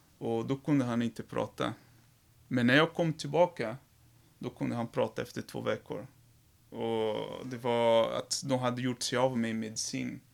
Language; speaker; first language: Swedish; non-native, fluent; Portuguese